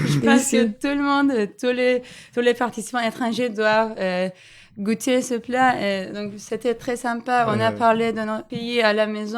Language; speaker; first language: French; non-native, fluent; Turkish